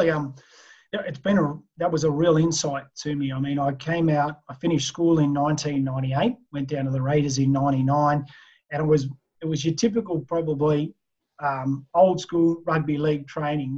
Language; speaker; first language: English; native; English